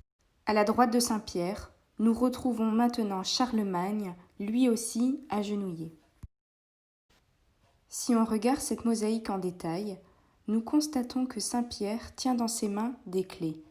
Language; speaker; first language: French; native; French